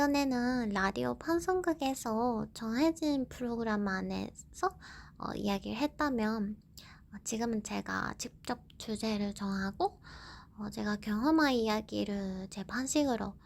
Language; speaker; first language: Korean; non-native, fluent; Japanese